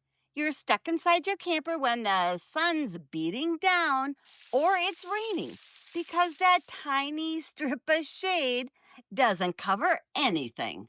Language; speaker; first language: English; native; English